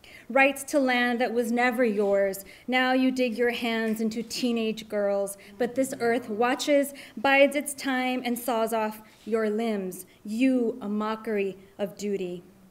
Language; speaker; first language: English; early bilingual, other home language; Spanish